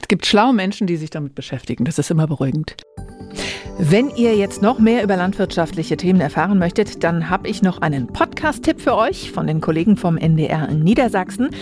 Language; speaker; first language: German; native; German